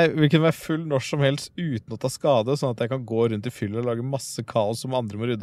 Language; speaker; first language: Norwegian; native; Norwegian